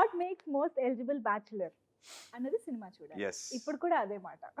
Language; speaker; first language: Telugu; native; Telugu